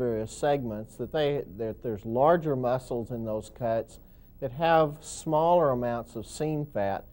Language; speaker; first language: English; native; English